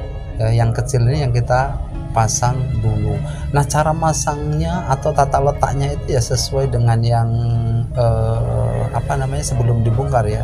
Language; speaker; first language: Indonesian; native; Indonesian